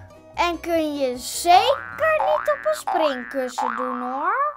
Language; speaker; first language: Dutch; native; Dutch